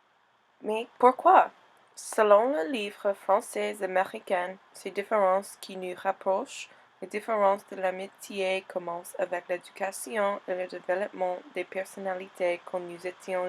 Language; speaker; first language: French; non-native, learner; English